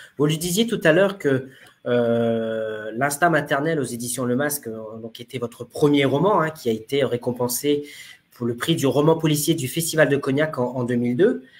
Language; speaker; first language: French; native; French